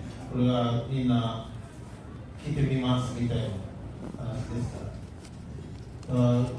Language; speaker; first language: Japanese; non-native, learner; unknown